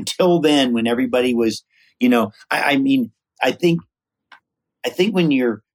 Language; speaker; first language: English; native; English